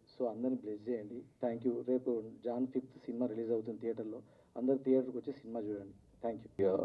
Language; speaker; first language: Telugu; native; Telugu